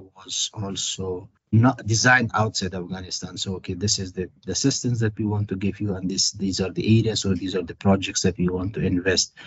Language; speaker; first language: English; non-native, fluent; Persian